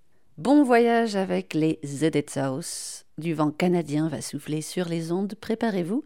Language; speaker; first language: French; native; French